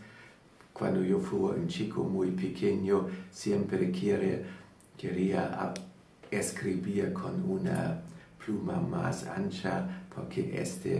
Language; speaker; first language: Spanish; non-native, learner; German